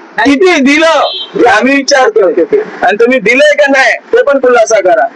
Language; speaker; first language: Marathi; non-native, local second language; Hindi